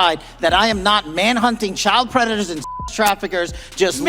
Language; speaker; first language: English; native; English